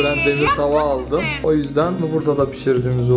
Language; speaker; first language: Turkish; native; Turkish